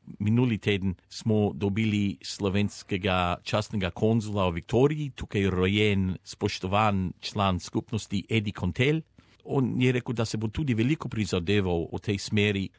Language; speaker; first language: Slovenian; early bilingual, heritage; Slovenian